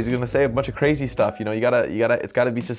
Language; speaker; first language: English; native; English